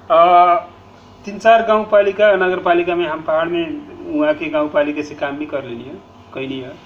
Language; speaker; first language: Bhojpuri; non-native, local second language; Nepali